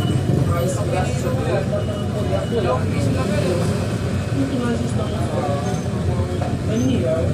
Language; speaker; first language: Portuguese; non-native, learner; Filipino